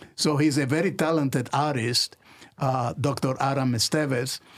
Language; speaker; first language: English; non-native, fluent; Spanish